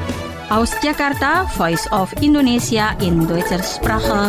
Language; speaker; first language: German; non-native, fluent; Indonesian